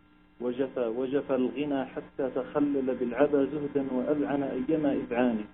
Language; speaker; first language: Arabic; native; Arabic